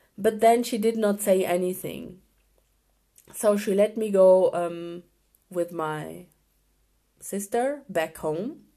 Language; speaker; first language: English; non-native, fluent; Urdu